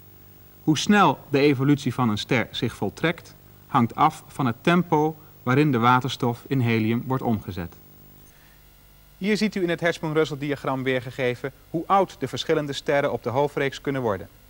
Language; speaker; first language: Dutch; native; Dutch